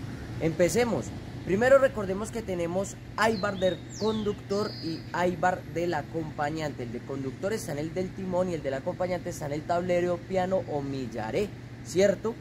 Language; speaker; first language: Spanish; native; Spanish